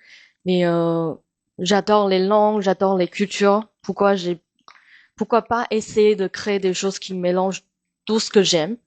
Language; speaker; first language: French; non-native, fluent; Min Nan Chinese